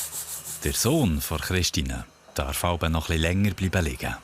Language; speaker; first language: German; native; German